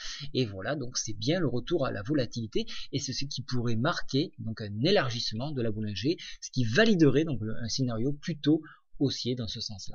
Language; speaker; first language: French; native; French